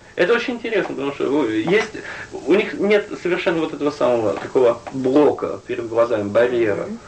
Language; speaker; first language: Russian; native; Russian